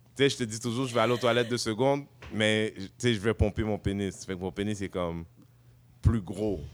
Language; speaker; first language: French; native; French